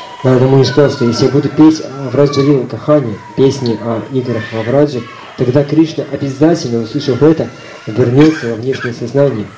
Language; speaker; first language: Russian; native; Russian